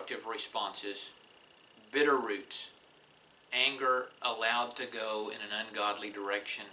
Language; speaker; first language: English; native; English